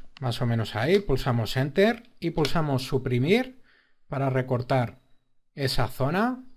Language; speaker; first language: Spanish; native; Spanish